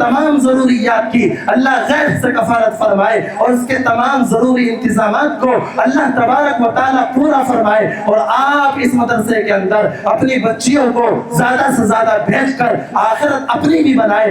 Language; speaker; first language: Urdu; native; Urdu